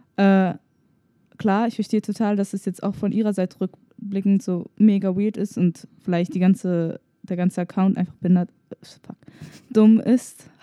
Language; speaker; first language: German; native; German